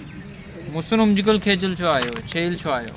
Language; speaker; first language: Korean; non-native, learner; Urdu